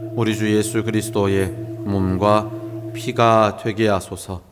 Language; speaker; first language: Korean; native; Korean